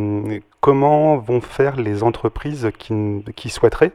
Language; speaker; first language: French; native; French